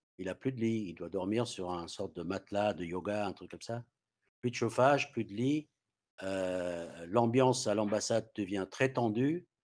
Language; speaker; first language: French; non-native, fluent; English